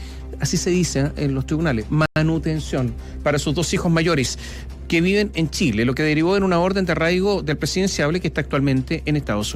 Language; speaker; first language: Spanish; native; Spanish